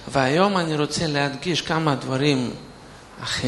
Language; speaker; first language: Hebrew; non-native, fluent; Russian